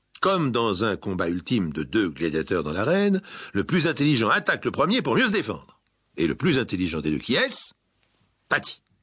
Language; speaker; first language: French; native; French